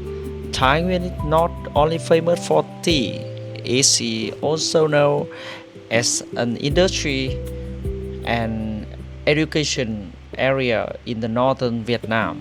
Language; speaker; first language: English; non-native, fluent; Vietnamese